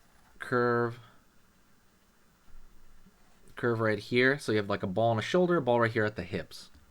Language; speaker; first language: English; native; English